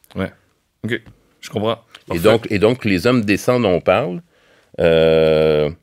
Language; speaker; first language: French; native; French